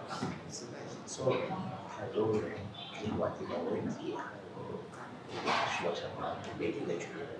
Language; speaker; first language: Chinese; non-native, learner; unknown